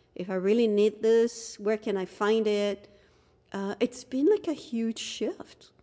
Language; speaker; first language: English; non-native, fluent; French